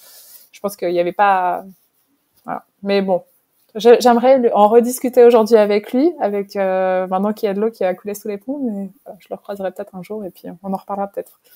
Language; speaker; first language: French; native; French